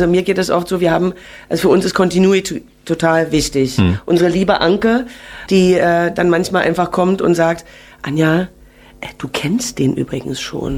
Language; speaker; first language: German; native; German